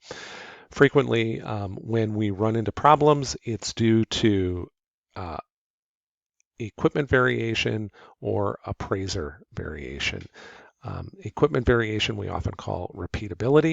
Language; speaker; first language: English; native; English